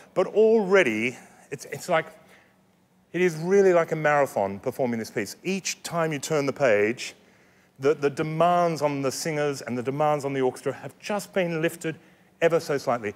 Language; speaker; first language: English; native; English